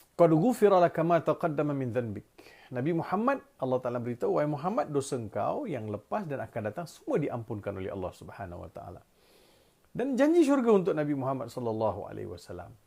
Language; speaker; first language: Malay; non-native, local second language; Tamil